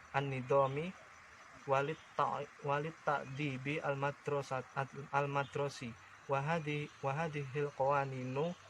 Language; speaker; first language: Arabic; non-native, learner; Indonesian